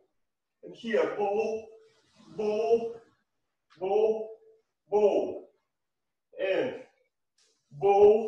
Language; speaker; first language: English; non-native, learner; Russian